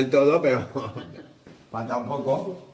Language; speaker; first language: Spanish; native; Spanish